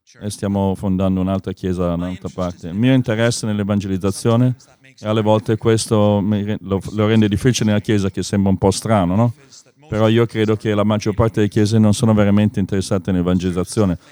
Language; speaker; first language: Italian; non-native, fluent; English